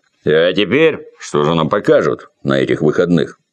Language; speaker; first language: Russian; native; Russian